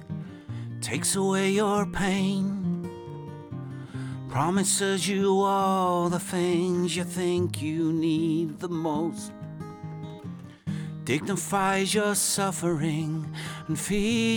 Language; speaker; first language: English; native; English